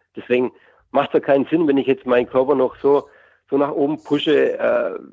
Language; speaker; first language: German; native; German